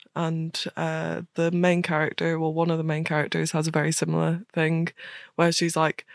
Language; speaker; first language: English; native; English